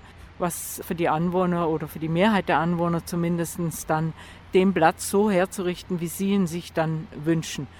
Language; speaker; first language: German; native; German